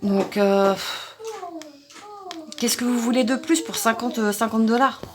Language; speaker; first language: French; native; French